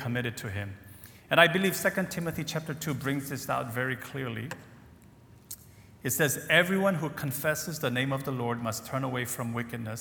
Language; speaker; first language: English; native; English